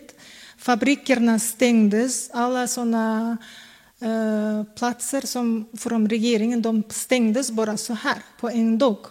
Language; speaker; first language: Swedish; non-native, fluent; Kazakh